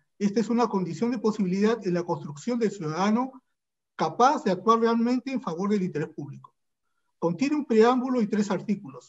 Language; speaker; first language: Spanish; native; Spanish